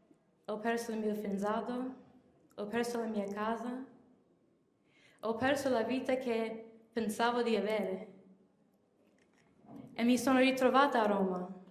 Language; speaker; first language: Italian; non-native, fluent; English